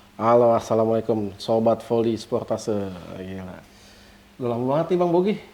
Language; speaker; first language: Indonesian; native; Indonesian